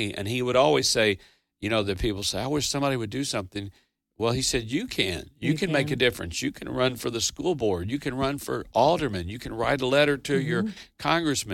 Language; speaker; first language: English; native; English